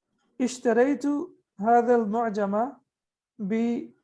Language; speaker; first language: Arabic; non-native, fluent; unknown